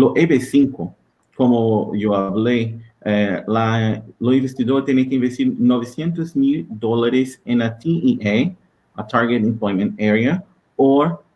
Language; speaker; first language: Spanish; non-native, learner; Portuguese